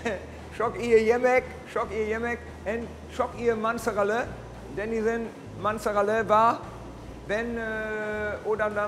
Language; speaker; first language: Turkish; non-native, learner; German